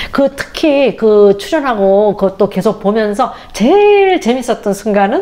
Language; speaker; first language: Korean; native; Korean